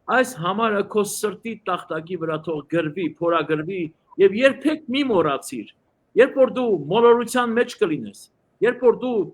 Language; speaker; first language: Armenian; early bilingual, heritage; Armenian